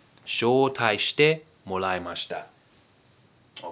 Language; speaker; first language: Japanese; non-native, fluent; English